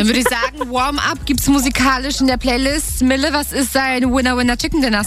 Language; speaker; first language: German; native; German